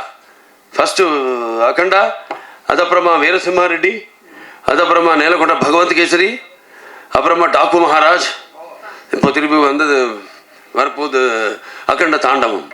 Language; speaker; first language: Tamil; non-native, learner; Telugu